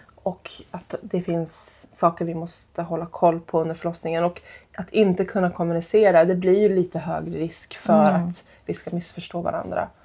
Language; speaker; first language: Swedish; non-native, fluent; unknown